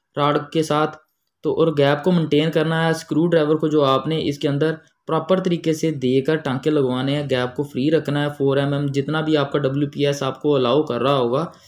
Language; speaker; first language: Hindi; native; Hindi